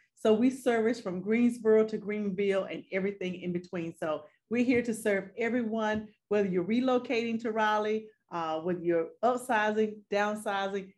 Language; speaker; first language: English; native; English